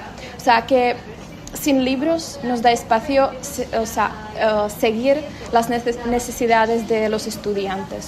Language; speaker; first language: Spanish; non-native, fluent; Czech